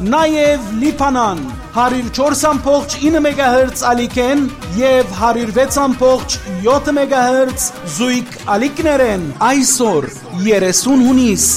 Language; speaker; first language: Armenian; native; Armenian